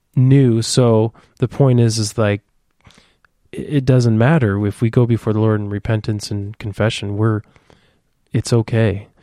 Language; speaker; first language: English; native; English